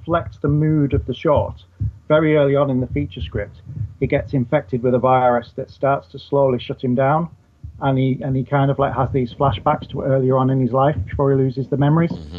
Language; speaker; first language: English; native; English